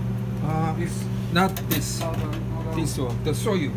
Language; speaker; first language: English; non-native, learner; Spanish